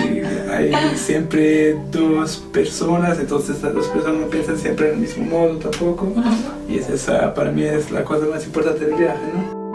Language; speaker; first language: Spanish; non-native, fluent; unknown